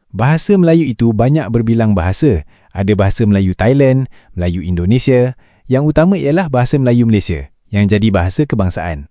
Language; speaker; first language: Malay; native; Malay